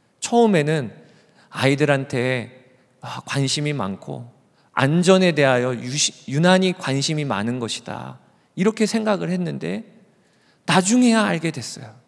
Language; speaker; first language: Korean; native; Korean